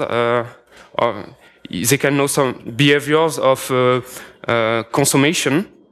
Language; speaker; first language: English; non-native, fluent; French